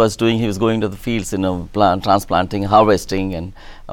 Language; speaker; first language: English; non-native, local second language; Telugu